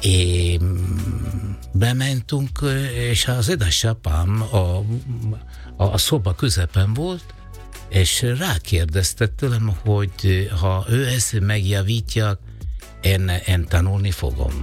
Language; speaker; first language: Hungarian; non-native, learner; Italian